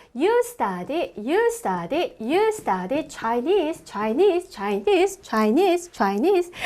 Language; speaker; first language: English; non-native, fluent; Korean